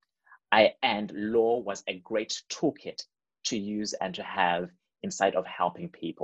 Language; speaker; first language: English; non-native, local second language; Shona